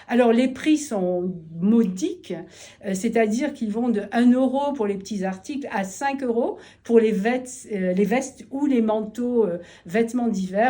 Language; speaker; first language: French; native; French